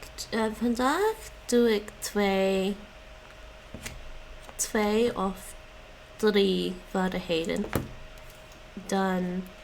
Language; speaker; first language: Dutch; non-native, learner; English